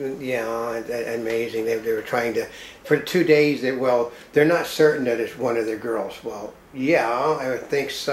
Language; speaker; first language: English; native; English